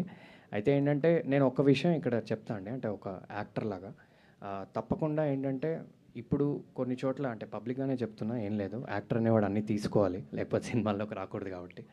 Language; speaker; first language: Telugu; native; Telugu